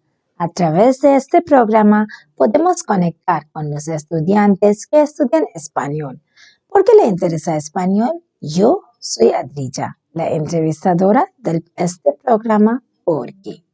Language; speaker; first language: Spanish; non-native, learner; Bangla